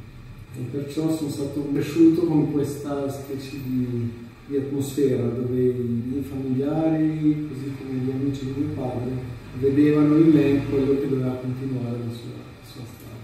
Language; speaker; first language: Italian; non-native, fluent; Albanian